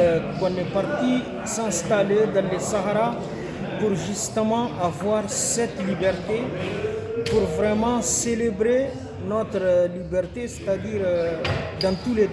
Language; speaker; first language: French; non-native, local second language; Tamasheq